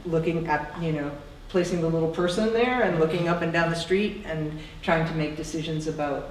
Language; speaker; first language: English; native; English